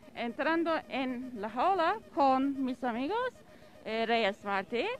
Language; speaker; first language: Spanish; non-native, learner; Turkish